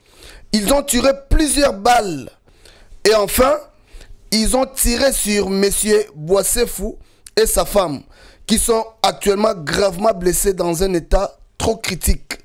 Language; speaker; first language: French; non-native, local second language; Lingala